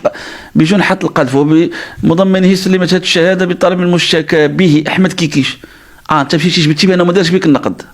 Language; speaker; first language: Arabic; native; Arabic